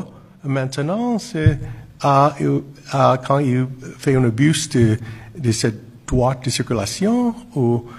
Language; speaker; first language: French; non-native, fluent; English